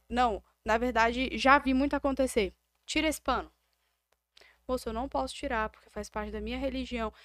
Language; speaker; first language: Portuguese; native; Portuguese